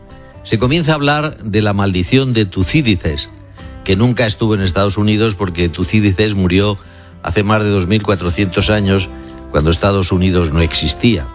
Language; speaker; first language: Spanish; native; Spanish